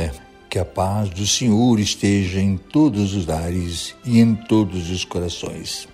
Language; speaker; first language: Portuguese; native; Portuguese